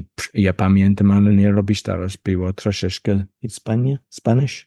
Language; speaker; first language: Polish; non-native, learner; English